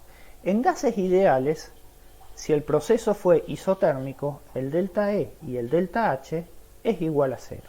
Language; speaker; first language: Spanish; native; Spanish